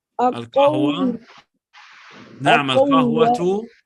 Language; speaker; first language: Arabic; non-native, fluent; English